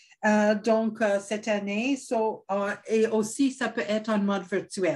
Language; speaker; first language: French; non-native, fluent; English